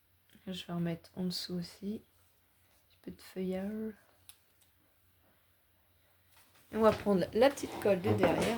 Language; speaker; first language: French; native; French